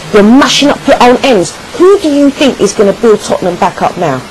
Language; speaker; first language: English; native; English